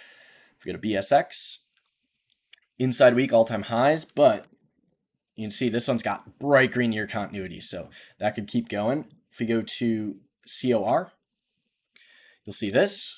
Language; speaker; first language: English; native; English